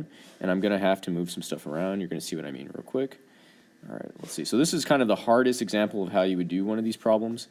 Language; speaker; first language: English; native; English